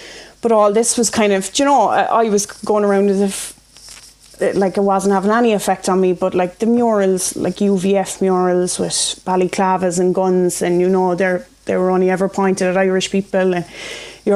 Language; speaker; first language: English; native; English